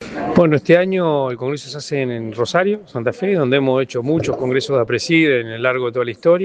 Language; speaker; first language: Spanish; native; Spanish